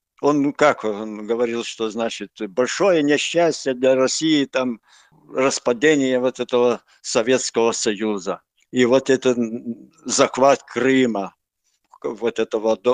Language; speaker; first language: Russian; non-native, local second language; Lithuanian